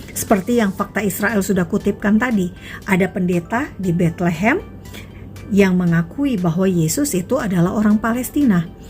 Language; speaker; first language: Indonesian; native; Indonesian